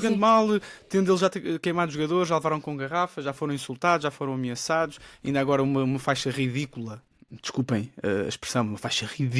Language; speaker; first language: Portuguese; native; Portuguese